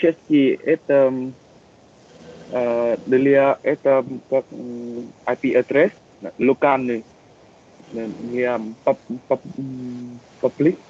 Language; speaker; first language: Russian; non-native, learner; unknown